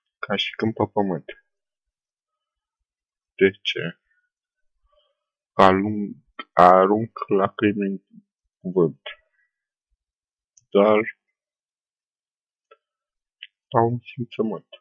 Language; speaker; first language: Romanian; native; Romanian